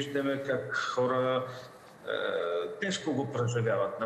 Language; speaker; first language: Bulgarian; non-native, fluent; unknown